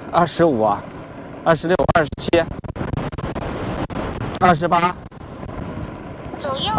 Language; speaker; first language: Chinese; native; Chinese